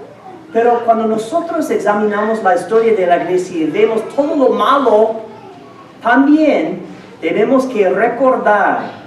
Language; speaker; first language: Spanish; non-native, fluent; English